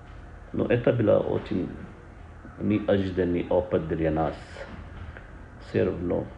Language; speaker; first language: Russian; non-native, learner; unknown